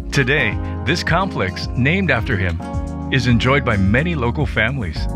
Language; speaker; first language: English; native; English